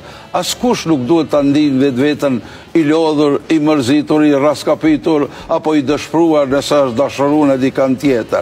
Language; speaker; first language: Albanian; native; Albanian